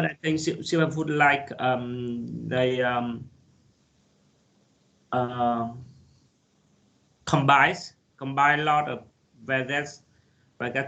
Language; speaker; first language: English; non-native, learner; Vietnamese